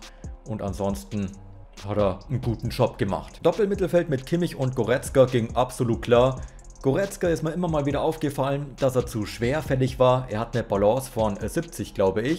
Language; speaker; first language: German; native; German